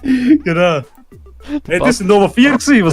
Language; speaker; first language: German; native; German